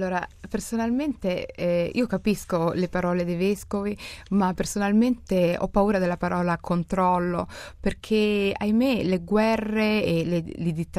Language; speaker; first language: Italian; early bilingual, other home language; Somali